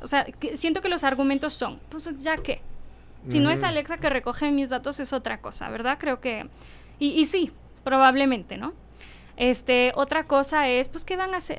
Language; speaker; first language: Spanish; early bilingual, heritage; Spanish